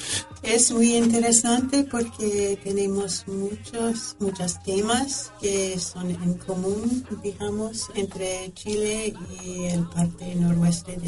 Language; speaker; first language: Spanish; non-native, fluent; English